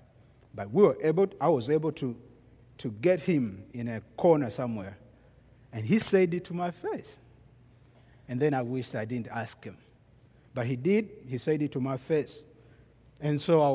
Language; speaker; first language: English; non-native, local second language; Ganda